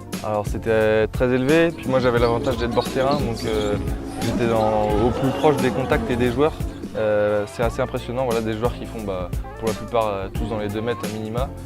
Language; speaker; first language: French; native; French